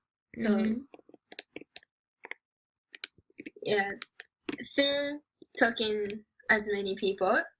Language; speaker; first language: English; non-native, learner; Japanese